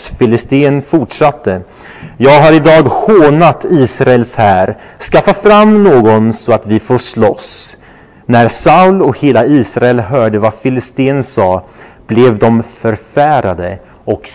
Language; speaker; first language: Swedish; non-native, fluent; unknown